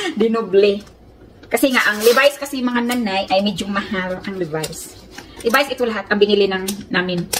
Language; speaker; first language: Filipino; non-native, local second language; Cebuano